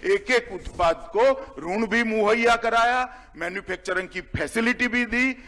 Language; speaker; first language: Hindi; non-native, local second language; Gujarati